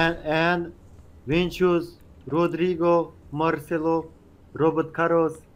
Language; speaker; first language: English; non-native, learner; Uyghur